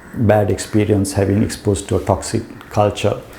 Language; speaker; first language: English; non-native, local second language; Sinhala